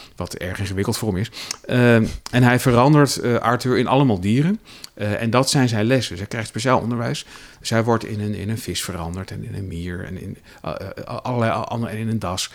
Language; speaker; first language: Dutch; native; Dutch